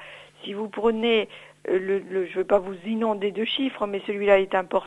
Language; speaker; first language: French; native; French